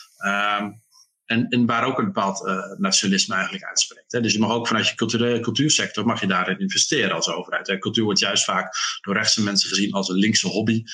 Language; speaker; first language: Dutch; native; Dutch